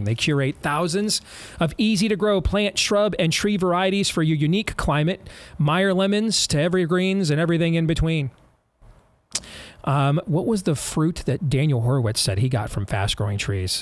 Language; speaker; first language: English; native; English